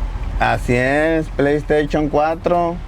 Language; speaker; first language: Spanish; native; Spanish